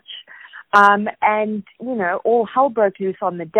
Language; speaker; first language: English; native; English